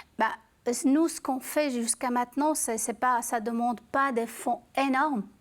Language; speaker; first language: French; non-native, local second language; Arabic